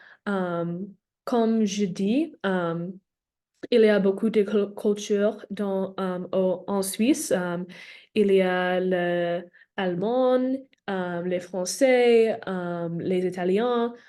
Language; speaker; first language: French; non-native, learner; English